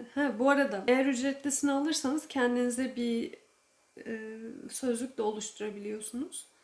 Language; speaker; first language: Turkish; native; Turkish